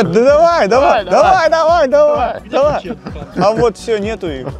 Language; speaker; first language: Russian; native; Russian